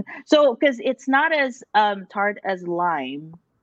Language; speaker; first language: English; non-native, local second language; Filipino